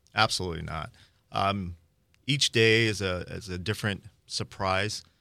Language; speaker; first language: English; early bilingual, other home language; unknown